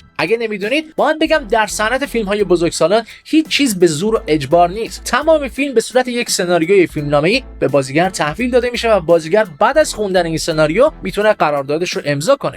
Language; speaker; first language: Persian; native; Persian